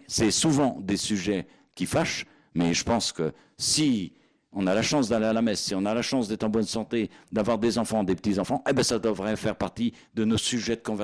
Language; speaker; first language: French; native; French